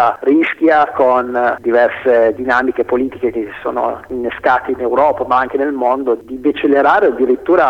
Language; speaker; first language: Italian; native; Italian